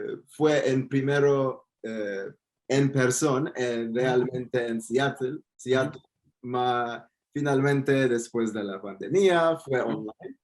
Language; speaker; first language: Spanish; non-native, fluent; Turkish